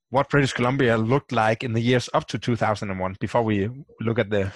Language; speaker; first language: English; non-native, fluent; Danish